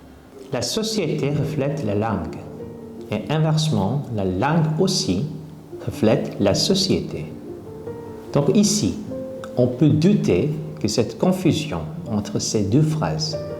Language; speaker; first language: French; non-native, fluent; Korean